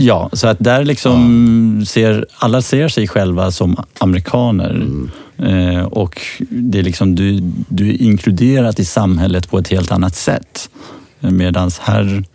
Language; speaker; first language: Swedish; early bilingual, other home language; Persian